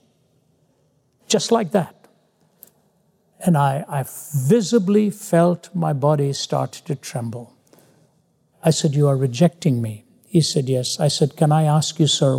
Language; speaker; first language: English; non-native, local second language; Hindi